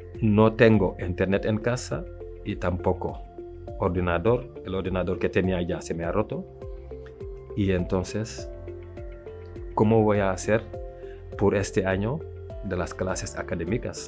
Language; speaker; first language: Spanish; non-native, fluent; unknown